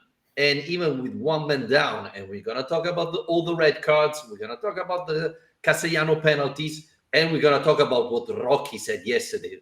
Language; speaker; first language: English; non-native, fluent; Italian